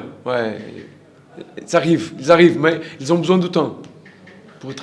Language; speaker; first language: French; non-native, learner; Portuguese